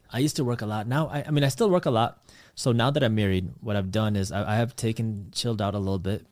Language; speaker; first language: English; early bilingual, other home language; Punjabi